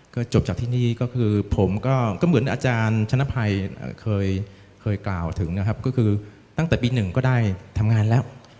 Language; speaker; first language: Thai; non-native, fluent; Vietnamese